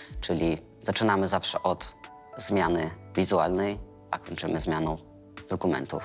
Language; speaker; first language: Polish; non-native, fluent; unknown